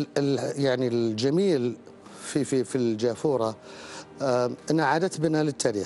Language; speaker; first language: Arabic; native; Arabic